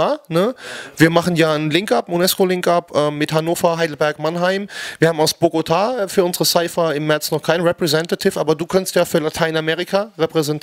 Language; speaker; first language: German; native; German